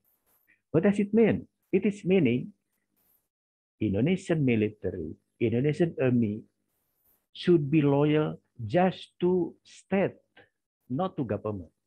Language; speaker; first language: English; non-native, learner; Indonesian